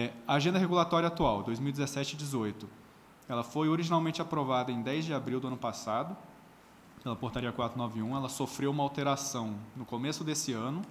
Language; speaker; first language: Portuguese; native; Portuguese